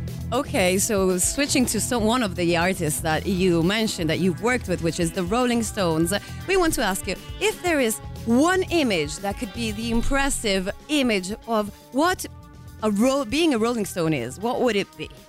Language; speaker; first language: English; non-native, fluent; Italian